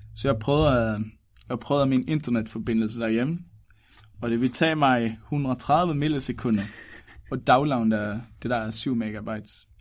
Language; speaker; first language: Danish; native; Danish